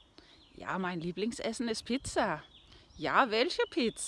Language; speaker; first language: German; non-native, fluent; Danish